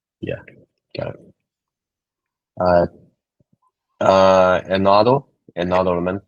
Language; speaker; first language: Spanish; non-native, learner; English